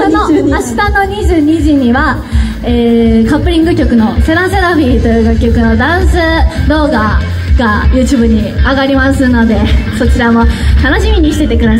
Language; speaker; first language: Japanese; native; Japanese